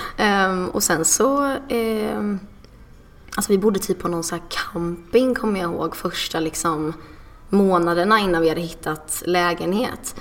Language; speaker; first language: Swedish; early bilingual, other home language; English